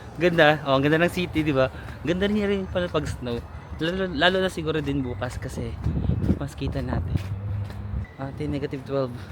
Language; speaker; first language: Filipino; native; Filipino